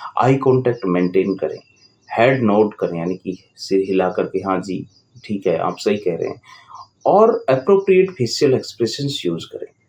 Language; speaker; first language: Hindi; native; Hindi